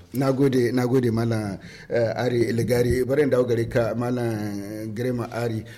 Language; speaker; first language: Hausa; native; Hausa